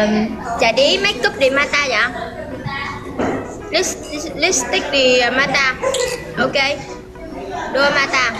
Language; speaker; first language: Indonesian; non-native, learner; Vietnamese